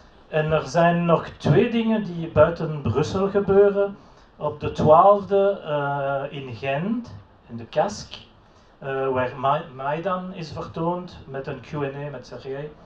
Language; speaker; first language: Dutch; non-native, local second language; French